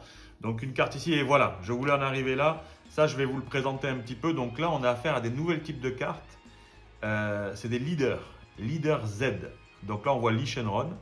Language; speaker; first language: French; native; French